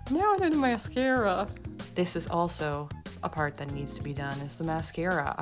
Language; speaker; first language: English; native; English